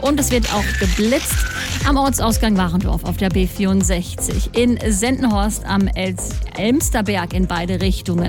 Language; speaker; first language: German; native; German